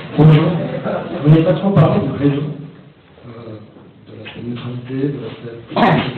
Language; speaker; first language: French; native; French